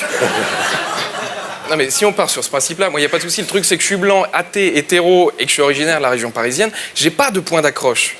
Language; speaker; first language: French; native; French